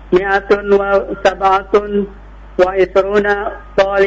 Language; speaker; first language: Arabic; non-native, learner; Indonesian